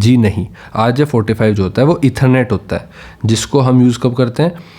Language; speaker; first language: Hindi; native; Hindi